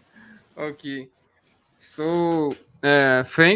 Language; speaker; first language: English; non-native, learner; Portuguese